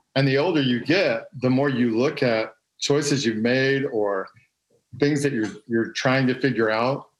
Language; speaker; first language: English; native; English